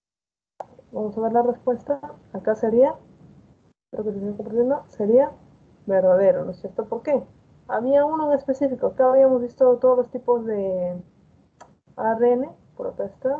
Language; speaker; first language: Spanish; native; Spanish